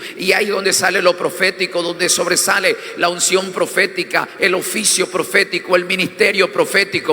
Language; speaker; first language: Spanish; native; Spanish